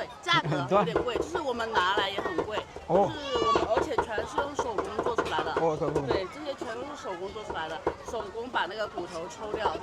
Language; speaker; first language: Chinese; native; Chinese